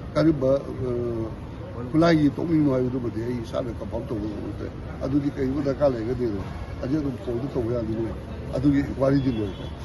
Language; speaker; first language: Manipuri; native; Manipuri